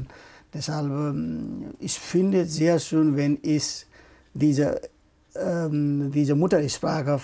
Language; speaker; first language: German; non-native, fluent; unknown